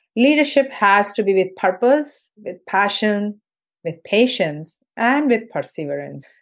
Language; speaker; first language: English; non-native, local second language; Hindi